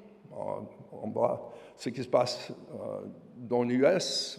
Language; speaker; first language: French; non-native, fluent; German